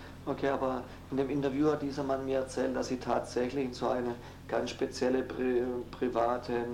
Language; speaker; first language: German; native; German